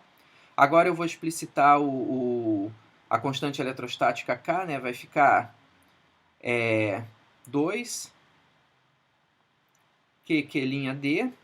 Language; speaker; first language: Portuguese; native; Portuguese